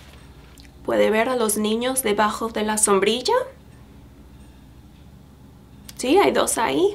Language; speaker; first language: Spanish; non-native, fluent; English